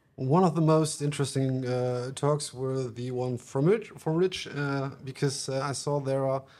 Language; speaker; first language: English; non-native, fluent; German